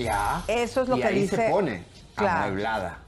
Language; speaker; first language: Spanish; native; Spanish